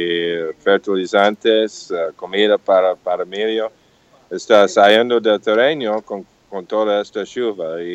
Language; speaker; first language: Portuguese; non-native, learner; English